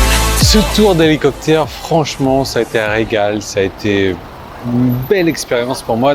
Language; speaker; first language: French; native; French